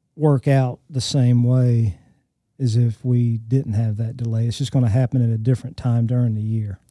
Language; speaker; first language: English; native; English